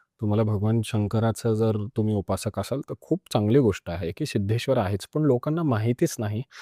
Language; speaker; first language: Marathi; non-native, local second language; Punjabi